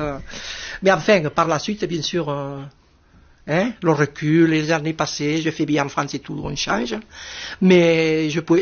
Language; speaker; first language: French; non-native, fluent; Spanish